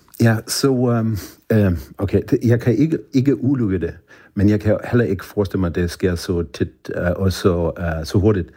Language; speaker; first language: Danish; non-native, fluent; German